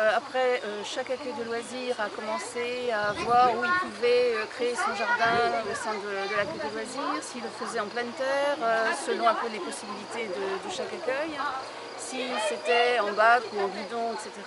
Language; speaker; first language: French; native; French